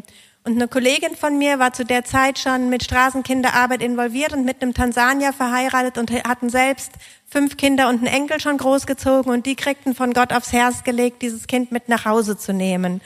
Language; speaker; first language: German; native; German